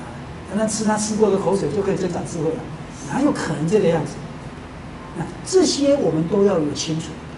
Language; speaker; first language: Chinese; native; Chinese